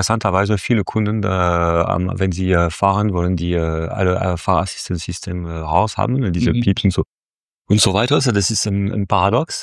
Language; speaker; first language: German; non-native, fluent; French